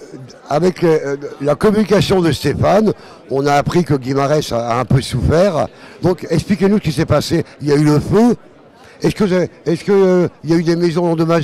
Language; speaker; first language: French; native; French